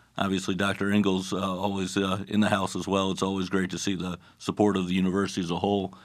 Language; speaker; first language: English; native; English